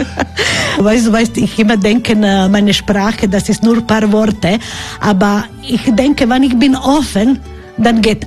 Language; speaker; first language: German; non-native, learner; Croatian